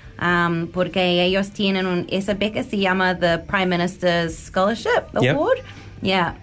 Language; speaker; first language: Spanish; non-native, learner; English